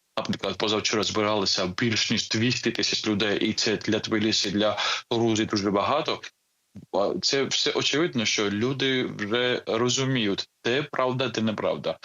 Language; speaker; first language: Ukrainian; non-native, fluent; Georgian